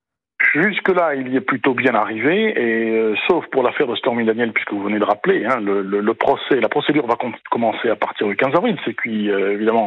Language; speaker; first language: French; native; French